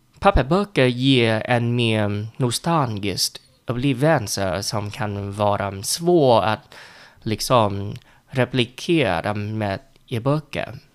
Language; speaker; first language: Swedish; non-native, learner; Vietnamese